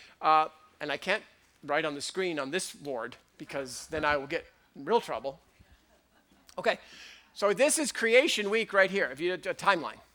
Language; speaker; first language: English; native; English